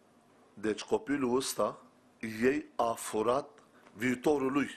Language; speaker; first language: Romanian; non-native, fluent; Turkish